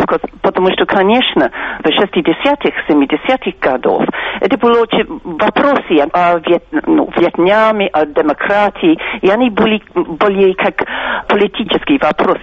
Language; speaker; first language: Russian; non-native, fluent; English